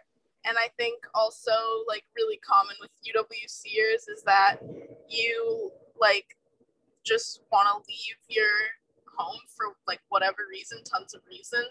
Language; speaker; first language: English; native; English